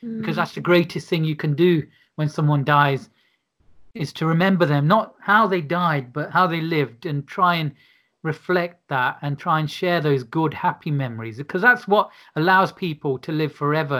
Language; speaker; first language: English; native; English